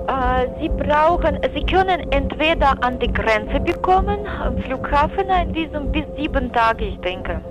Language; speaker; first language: German; non-native, fluent; Armenian